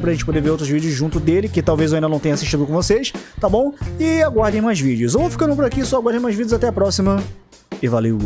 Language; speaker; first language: Portuguese; native; Portuguese